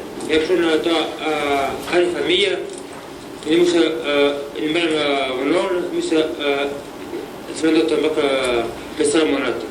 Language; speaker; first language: German; non-native, learner; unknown